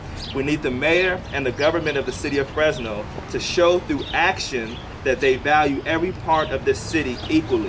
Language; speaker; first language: English; native; English